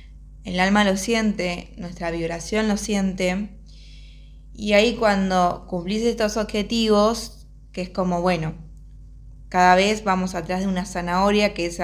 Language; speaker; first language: Spanish; native; Spanish